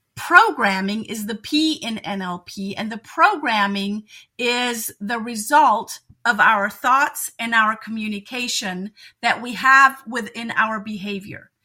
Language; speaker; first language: English; non-native, fluent; German